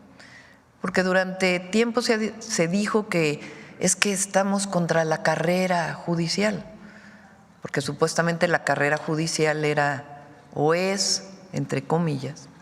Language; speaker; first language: Spanish; native; Spanish